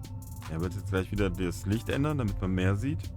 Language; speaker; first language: German; native; German